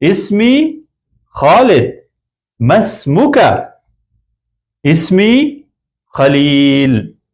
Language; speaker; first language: Arabic; non-native, fluent; Persian